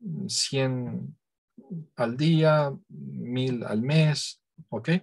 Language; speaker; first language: Spanish; native; Spanish